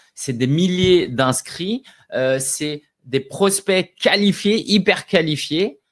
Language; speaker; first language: French; native; French